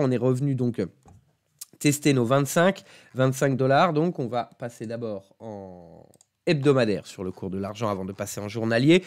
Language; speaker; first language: French; native; French